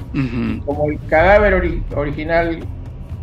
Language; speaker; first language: Spanish; native; Spanish